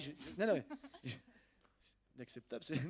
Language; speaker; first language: French; native; French